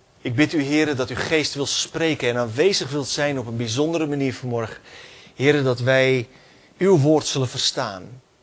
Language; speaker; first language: Dutch; native; Dutch